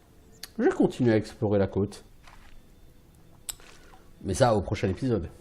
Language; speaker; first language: French; native; French